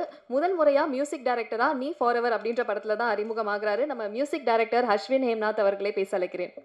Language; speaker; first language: Tamil; native; Tamil